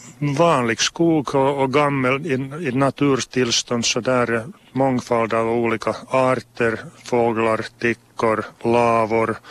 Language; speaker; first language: Swedish; non-native, local second language; Finnish